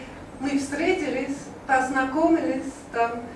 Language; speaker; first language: Russian; non-native, learner; German